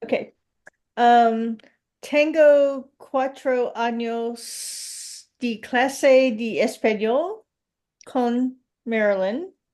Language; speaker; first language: Spanish; non-native, learner; English